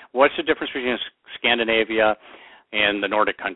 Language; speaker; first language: English; native; English